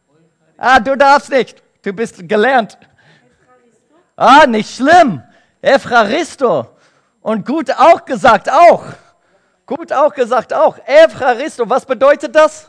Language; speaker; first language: German; non-native, learner; English